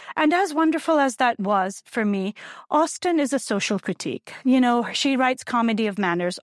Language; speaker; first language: English; non-native, local second language; Urdu